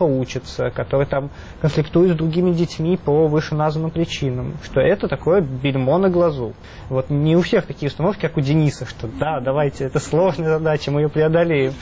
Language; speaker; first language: Russian; native; Russian